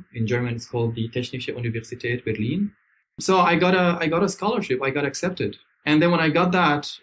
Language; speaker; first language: English; non-native, fluent; Arabic